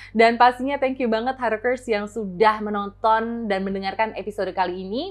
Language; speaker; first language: Indonesian; native; Indonesian